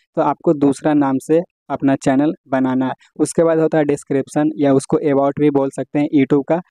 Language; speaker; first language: Hindi; native; Hindi